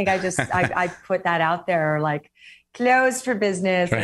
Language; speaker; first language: English; native; English